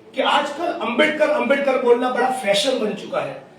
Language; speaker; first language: Hindi; non-native, local second language; Gujarati